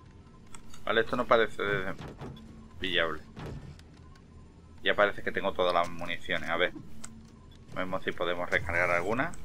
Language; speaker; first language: Spanish; native; Spanish